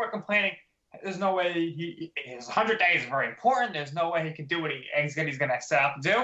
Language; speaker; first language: English; native; English